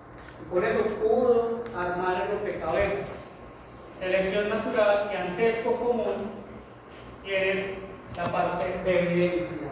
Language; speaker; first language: Spanish; native; Spanish